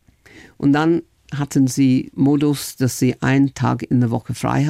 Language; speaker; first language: German; non-native, fluent; English